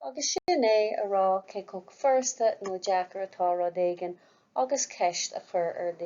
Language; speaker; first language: Irish; non-native, local second language; English